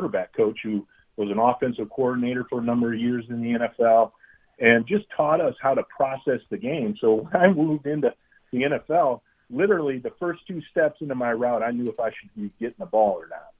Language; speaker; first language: English; native; English